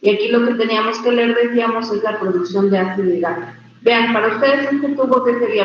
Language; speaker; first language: Spanish; native; Spanish